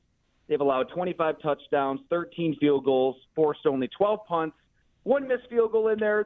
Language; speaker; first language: English; native; English